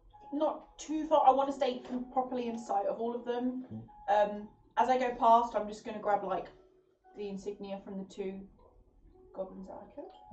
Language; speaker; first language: English; native; English